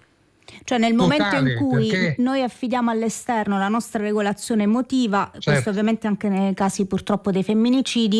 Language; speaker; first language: Italian; native; Italian